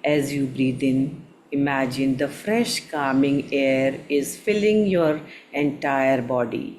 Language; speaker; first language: English; non-native, local second language; Hindi